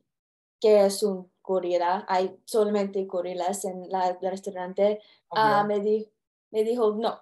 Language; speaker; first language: Spanish; non-native, learner; English